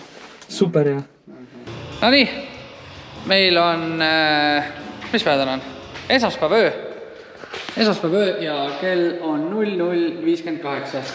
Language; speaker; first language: Estonian; native; Estonian